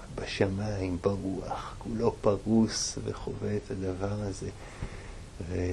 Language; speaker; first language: Hebrew; native; Hebrew